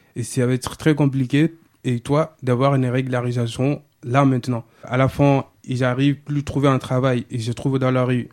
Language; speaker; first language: French; non-native, fluent; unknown